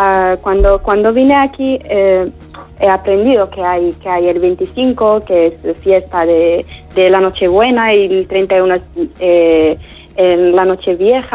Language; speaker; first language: Spanish; non-native, fluent; Arabic